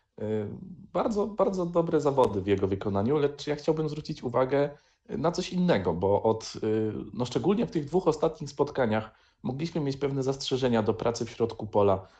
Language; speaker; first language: Polish; native; Polish